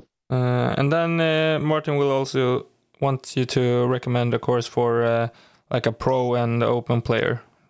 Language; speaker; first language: English; non-native, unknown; Swedish